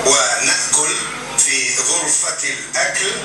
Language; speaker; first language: Arabic; non-native, learner; Indonesian